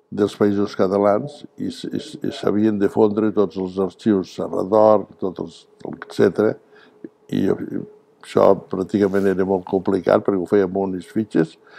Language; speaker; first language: Catalan; native; Catalan